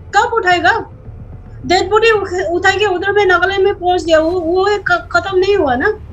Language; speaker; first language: Hindi; non-native, local second language; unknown